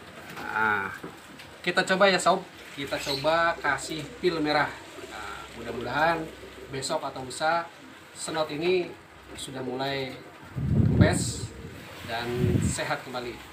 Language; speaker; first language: Indonesian; native; Indonesian